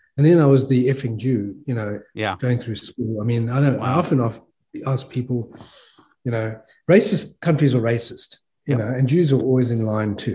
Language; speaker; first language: English; native; English